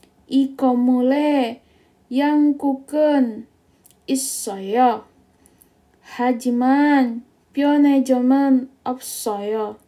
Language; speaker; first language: Korean; non-native, fluent; Indonesian